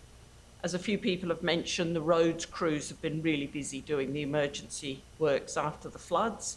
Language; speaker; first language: English; native; English